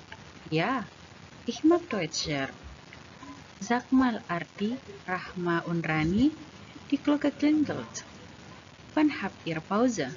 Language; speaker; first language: German; non-native, learner; Indonesian